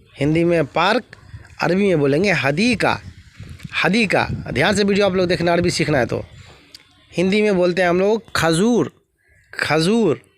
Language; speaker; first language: Hindi; native; Hindi